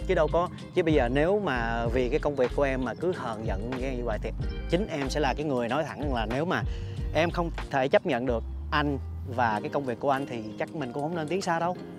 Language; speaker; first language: Vietnamese; native; Vietnamese